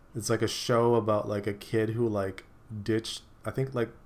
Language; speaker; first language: English; early bilingual, other home language; Filipino